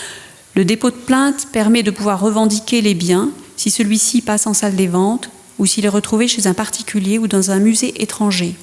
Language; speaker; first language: French; native; French